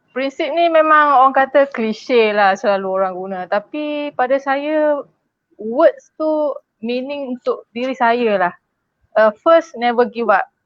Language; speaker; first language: Malay; native; Malay